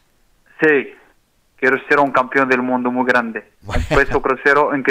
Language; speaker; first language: Spanish; non-native, fluent; Arabic